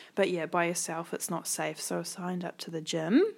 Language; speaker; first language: English; native; English